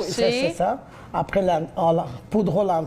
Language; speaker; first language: French; non-native, learner; Bangla